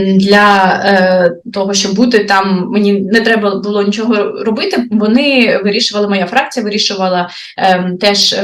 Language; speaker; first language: Ukrainian; native; Ukrainian